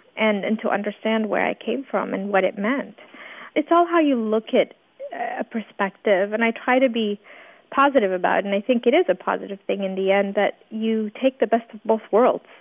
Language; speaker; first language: English; early bilingual, other home language; Persian